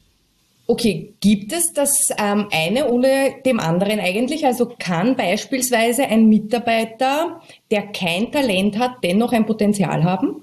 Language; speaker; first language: German; native; German